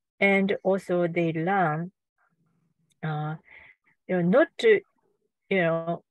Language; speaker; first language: English; non-native, learner; Japanese